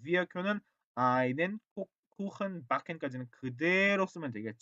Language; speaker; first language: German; non-native, fluent; Korean